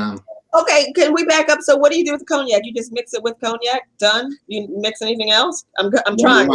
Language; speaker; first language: English; native; English